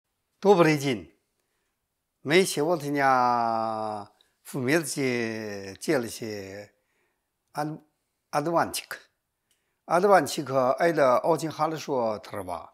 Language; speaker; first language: Russian; non-native, learner; Chinese